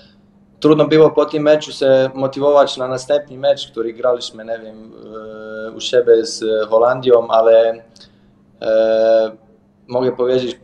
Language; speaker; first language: Polish; non-native, learner; Bosnian